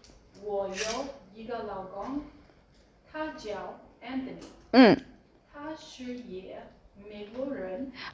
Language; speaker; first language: Chinese; non-native, learner; English